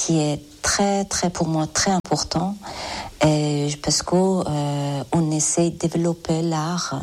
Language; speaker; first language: French; non-native, fluent; Persian